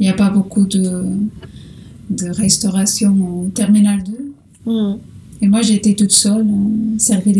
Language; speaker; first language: French; non-native, learner; Portuguese